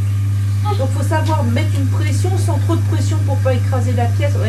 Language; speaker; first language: French; native; French